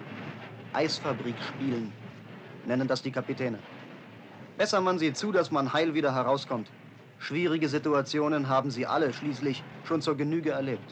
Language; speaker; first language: German; native; German